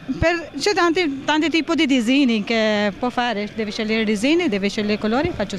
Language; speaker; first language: Italian; non-native, learner; Hindi